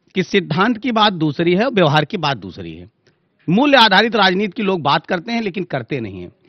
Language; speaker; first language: Hindi; native; Hindi